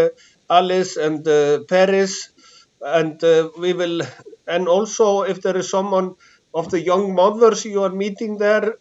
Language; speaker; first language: English; non-native, fluent; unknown